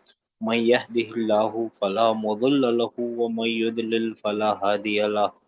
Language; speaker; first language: Arabic; non-native, fluent; Urdu